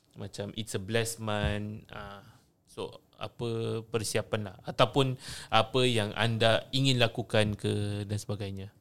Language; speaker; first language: Malay; native; Malay